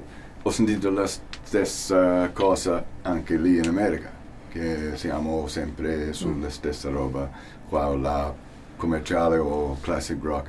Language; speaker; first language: Italian; non-native, fluent; English